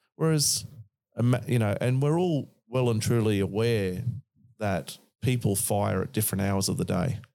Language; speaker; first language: English; native; English